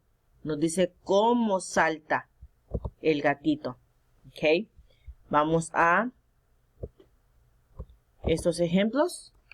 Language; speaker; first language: Spanish; early bilingual, heritage; Spanish